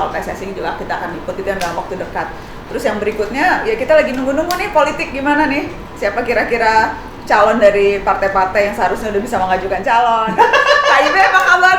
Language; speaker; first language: Indonesian; native; Indonesian